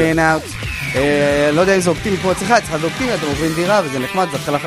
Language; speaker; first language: Hebrew; native; Hebrew